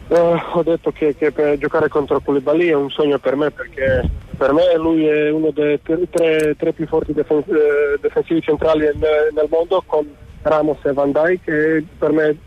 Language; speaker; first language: Italian; non-native, fluent; Croatian